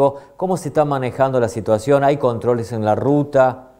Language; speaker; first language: Spanish; native; Spanish